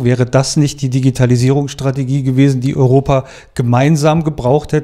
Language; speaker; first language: German; native; German